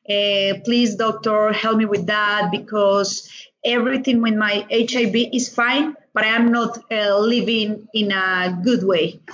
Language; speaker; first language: English; non-native, learner; Spanish